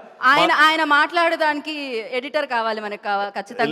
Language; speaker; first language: Telugu; native; Telugu